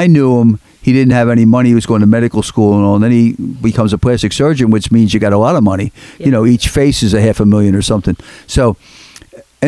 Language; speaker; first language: English; native; English